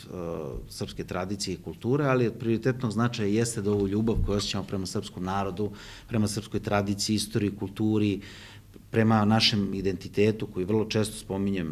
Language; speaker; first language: Bosnian; native; Bosnian